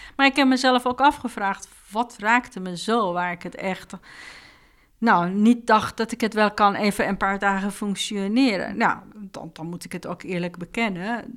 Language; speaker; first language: Dutch; non-native, fluent; Persian